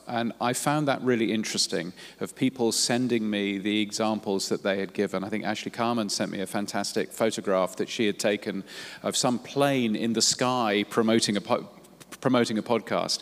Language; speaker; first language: English; native; English